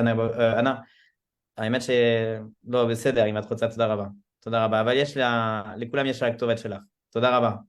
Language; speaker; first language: Hebrew; non-native, fluent; French